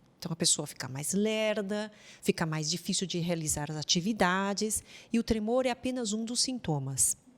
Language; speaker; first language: Portuguese; non-native, fluent; Chinese